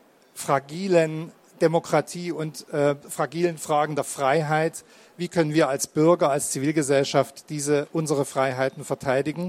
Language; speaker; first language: German; native; German